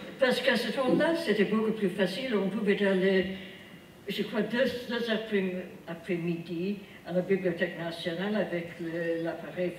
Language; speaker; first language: French; non-native, fluent; English